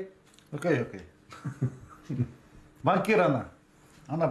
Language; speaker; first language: Russian; non-native, local second language; Kazakh